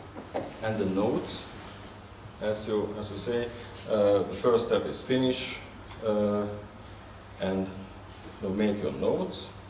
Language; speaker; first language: English; non-native, learner; Hungarian